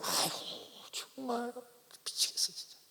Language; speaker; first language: Korean; native; Korean